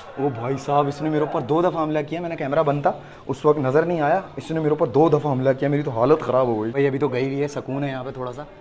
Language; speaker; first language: Urdu; native; Urdu